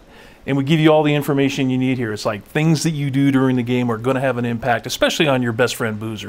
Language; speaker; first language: English; native; English